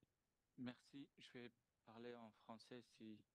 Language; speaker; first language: French; non-native, fluent; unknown